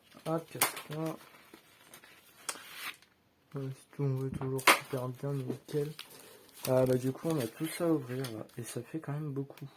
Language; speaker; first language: French; native; French